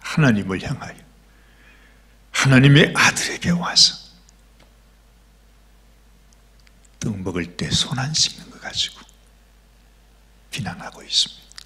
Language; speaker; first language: Korean; native; Korean